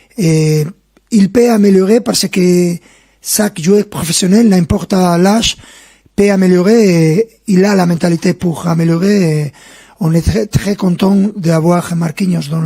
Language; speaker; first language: French; non-native, fluent; Spanish